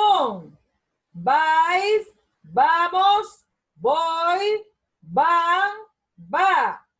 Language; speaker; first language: Spanish; non-native, learner; Portuguese